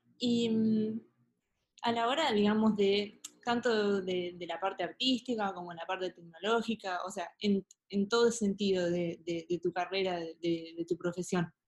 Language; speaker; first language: Spanish; native; Spanish